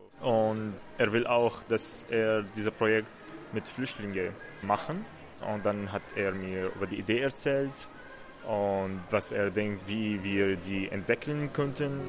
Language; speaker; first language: German; non-native, learner; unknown